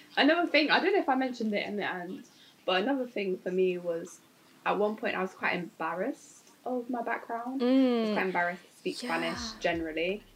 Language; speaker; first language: English; native; English